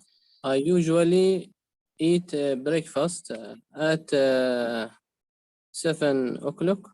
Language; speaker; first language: English; non-native, learner; Arabic